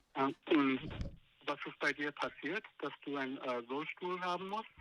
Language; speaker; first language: German; non-native, learner; English